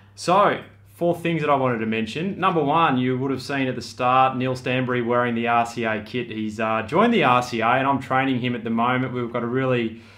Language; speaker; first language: English; native; English